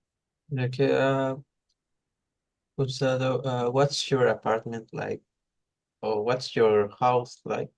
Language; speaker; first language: English; non-native, learner; Spanish